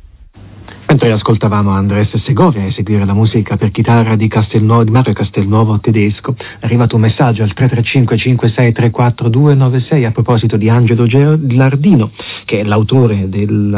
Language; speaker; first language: Italian; native; Italian